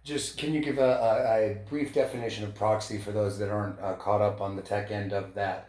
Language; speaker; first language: English; native; English